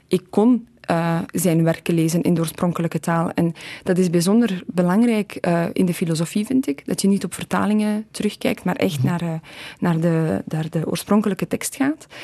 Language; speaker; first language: Dutch; early bilingual, other home language; Polish